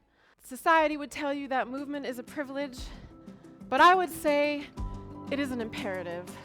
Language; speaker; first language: English; native; English